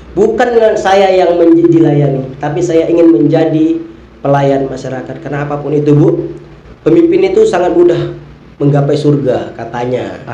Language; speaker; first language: Indonesian; native; Indonesian